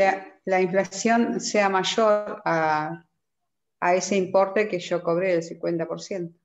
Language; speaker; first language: Spanish; native; Spanish